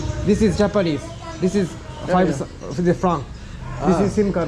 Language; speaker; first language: English; non-native, learner; Japanese